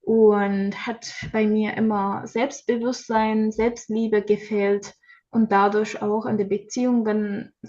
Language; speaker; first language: German; non-native, learner; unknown